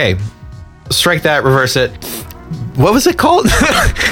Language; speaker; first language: English; native; English